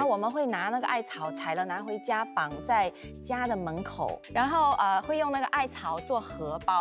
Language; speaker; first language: Chinese; native; Chinese